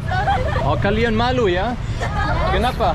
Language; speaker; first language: Indonesian; non-native, learner; German